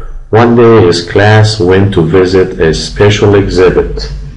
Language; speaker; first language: English; non-native, fluent; Persian